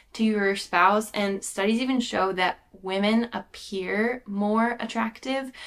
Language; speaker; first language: English; native; English